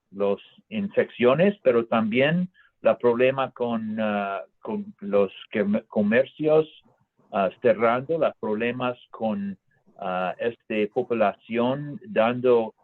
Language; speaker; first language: Spanish; non-native, learner; English